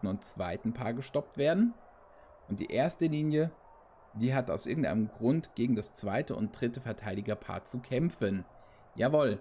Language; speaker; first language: German; native; German